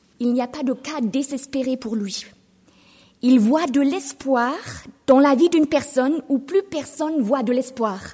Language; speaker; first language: French; non-native, fluent; German